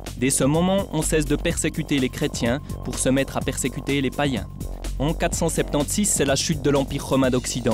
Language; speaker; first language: French; native; French